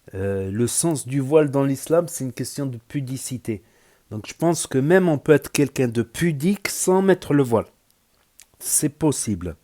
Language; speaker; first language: French; native; French